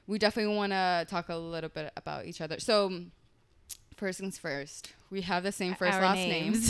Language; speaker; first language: English; early bilingual, other home language; Spanish